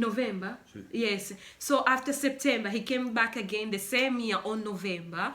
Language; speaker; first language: English; non-native, local second language; Swahili